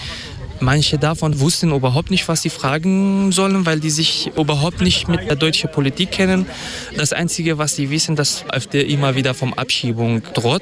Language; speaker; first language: German; non-native, fluent; Kurdish